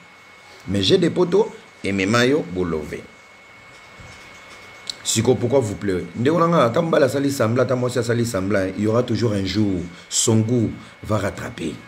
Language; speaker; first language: French; non-native, local second language; Lingala